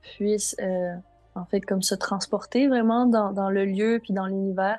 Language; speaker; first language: French; native; French